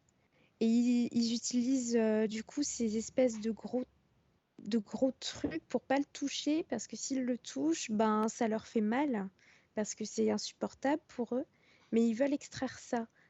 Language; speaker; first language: French; native; French